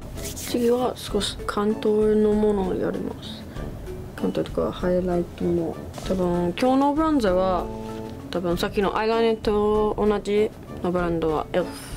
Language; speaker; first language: Japanese; non-native, learner; English